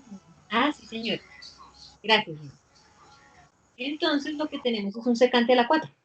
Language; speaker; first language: Spanish; native; Spanish